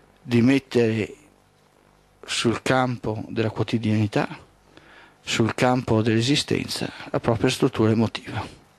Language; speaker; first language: Italian; native; Italian